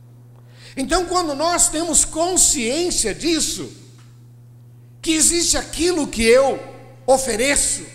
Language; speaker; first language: Portuguese; native; Portuguese